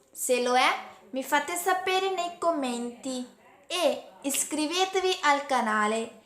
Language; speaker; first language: Italian; non-native, learner; Hindi